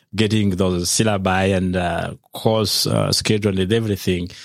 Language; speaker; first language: English; non-native, local second language; Kinyarwanda